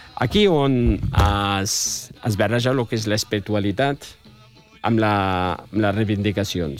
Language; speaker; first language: Catalan; non-native, fluent; Riffian